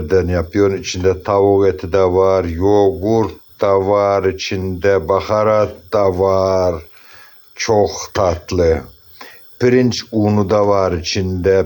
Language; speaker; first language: Turkish; non-native, learner; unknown